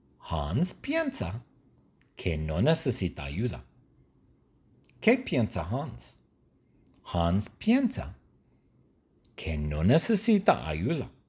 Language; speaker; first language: Spanish; non-native, fluent; English